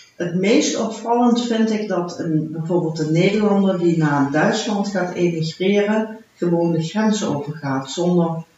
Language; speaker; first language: Dutch; early bilingual, heritage; Dutch